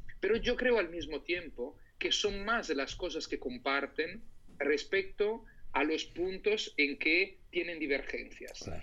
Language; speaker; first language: Spanish; non-native, fluent; Italian